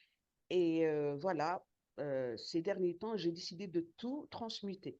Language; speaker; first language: French; non-native, local second language; Arabic